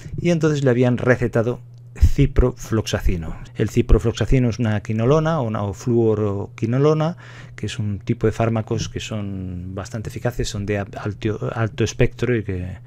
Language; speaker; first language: Spanish; native; Spanish